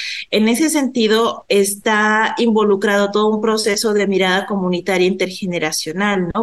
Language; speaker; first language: Spanish; native; Spanish